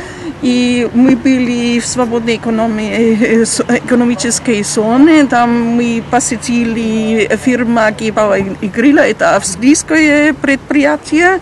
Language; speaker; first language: Russian; non-native, fluent; German